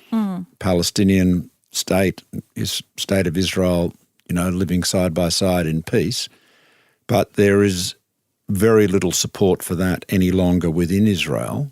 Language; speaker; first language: English; native; English